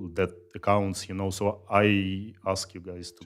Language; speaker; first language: English; non-native, fluent; Russian